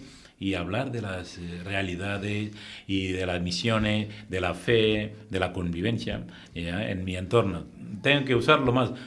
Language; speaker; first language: Spanish; non-native, fluent; Tamil